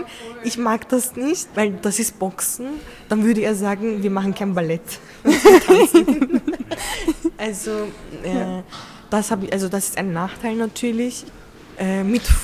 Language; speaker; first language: German; early bilingual, other home language; Turkish